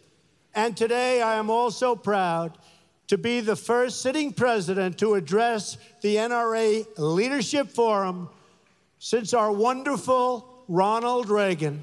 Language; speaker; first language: English; native; English